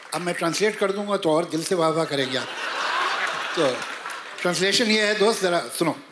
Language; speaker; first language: Hindi; native; Hindi